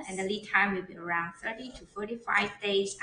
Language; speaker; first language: English; non-native, learner; Chinese